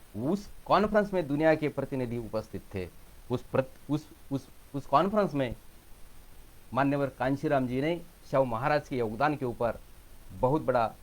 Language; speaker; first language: Hindi; non-native, local second language; Marathi